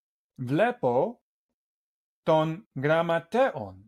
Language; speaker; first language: Greek; non-native, learner; English